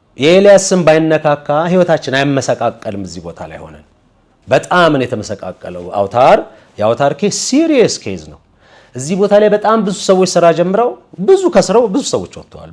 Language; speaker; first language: Amharic; native; Amharic